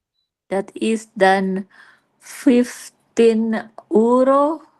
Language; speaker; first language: Dutch; non-native, learner; Indonesian